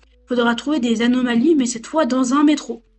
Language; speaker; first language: French; native; French